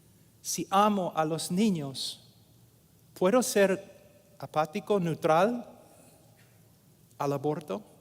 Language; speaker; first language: Spanish; non-native, fluent; English